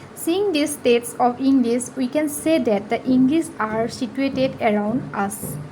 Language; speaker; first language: English; non-native, local second language; Assamese